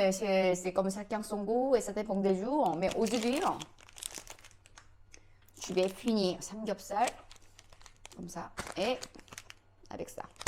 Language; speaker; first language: French; non-native, learner; Korean